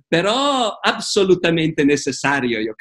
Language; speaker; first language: Spanish; non-native, fluent; Italian